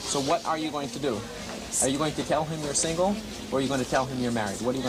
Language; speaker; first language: English; native; English